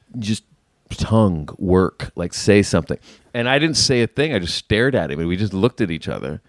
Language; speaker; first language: English; native; English